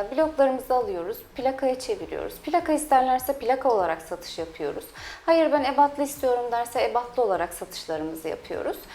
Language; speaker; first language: Turkish; native; Turkish